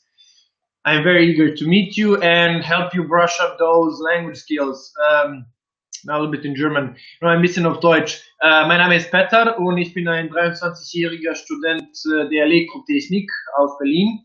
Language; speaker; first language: English; non-native, fluent; Serbian